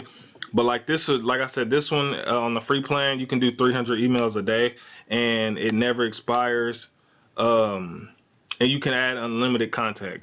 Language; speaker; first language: English; native; English